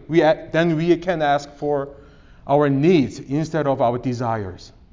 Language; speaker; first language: English; non-native, fluent; Korean